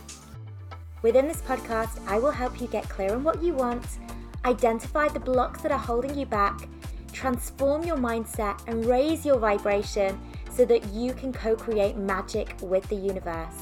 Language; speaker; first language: English; native; English